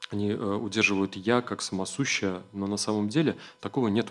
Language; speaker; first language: Russian; native; Russian